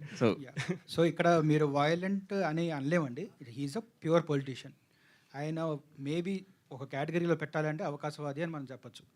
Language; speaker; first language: Telugu; native; Telugu